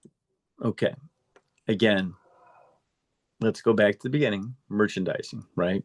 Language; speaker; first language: English; native; English